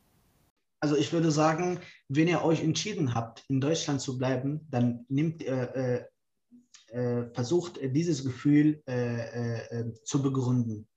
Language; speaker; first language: German; non-native, fluent; Kurdish